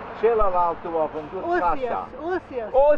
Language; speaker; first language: Romanian; non-native, local second language; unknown